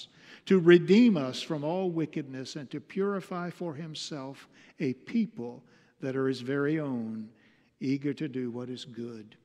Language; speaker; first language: English; native; English